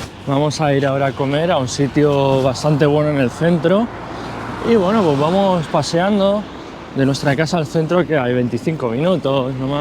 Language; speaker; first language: Spanish; native; Spanish